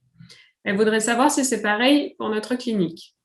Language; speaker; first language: French; native; French